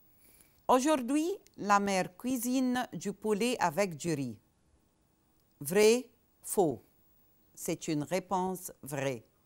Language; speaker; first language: French; non-native, fluent; Arabic